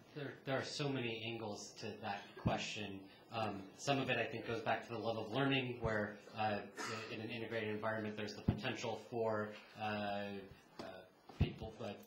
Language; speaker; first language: English; native; English